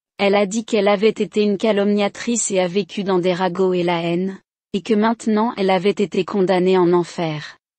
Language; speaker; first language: French; non-native, local second language; Rundi